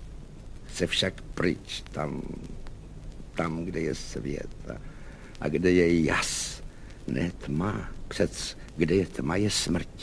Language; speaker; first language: Czech; native; Czech